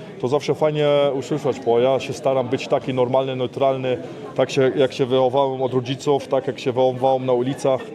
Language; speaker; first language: Polish; early bilingual, heritage; Polish